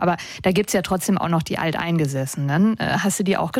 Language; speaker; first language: German; native; German